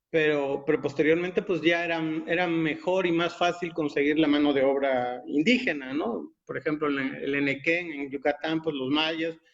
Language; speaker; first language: Spanish; native; Spanish